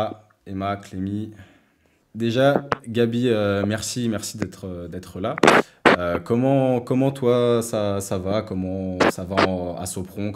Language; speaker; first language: French; native; French